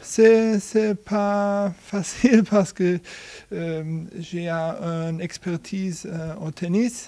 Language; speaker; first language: French; non-native, learner; German